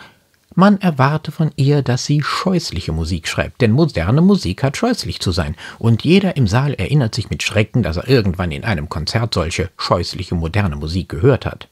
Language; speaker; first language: German; native; German